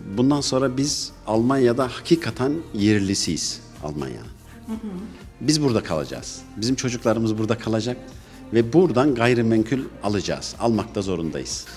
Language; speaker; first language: Turkish; early bilingual, heritage; Turkish